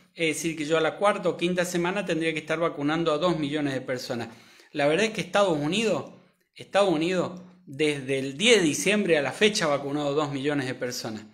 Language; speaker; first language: Spanish; native; Spanish